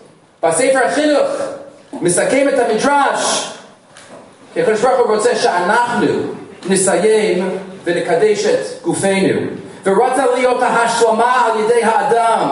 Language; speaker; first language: Hebrew; non-native, fluent; English